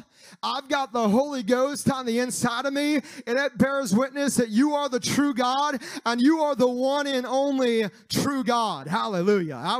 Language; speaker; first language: English; native; English